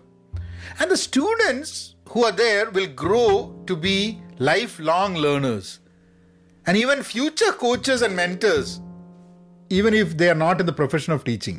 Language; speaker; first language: English; non-native, local second language; Malayalam